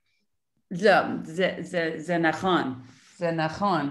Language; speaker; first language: Hebrew; non-native, learner; English